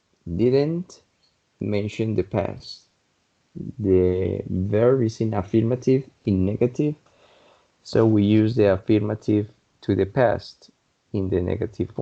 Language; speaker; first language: English; non-native, fluent; Spanish